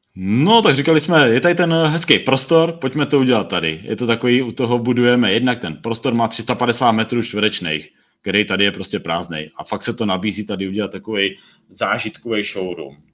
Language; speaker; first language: Czech; native; Czech